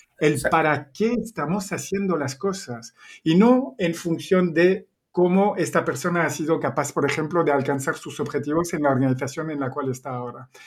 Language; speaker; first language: Spanish; non-native, fluent; French